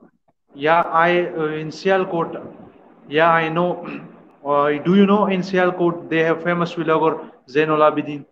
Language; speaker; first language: English; non-native, learner; Pashto